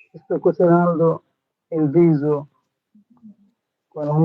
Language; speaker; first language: Italian; non-native, learner; Bangla